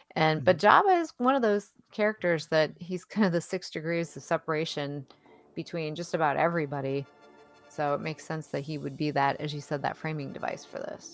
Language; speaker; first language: English; native; English